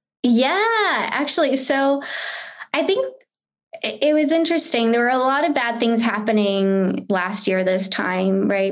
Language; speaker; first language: English; early bilingual, other home language; Spanish